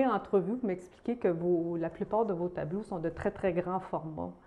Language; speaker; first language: French; native; French